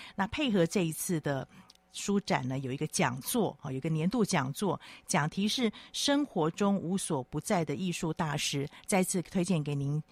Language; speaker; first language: Chinese; native; Chinese